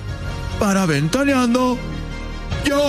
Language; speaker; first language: Spanish; native; Spanish